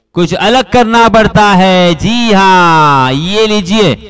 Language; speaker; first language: Hindi; non-native, local second language; Marathi